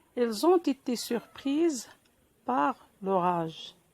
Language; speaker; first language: French; non-native, local second language; Arabic